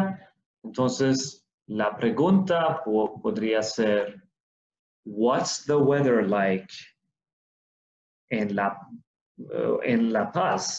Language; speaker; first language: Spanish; non-native, fluent; Swedish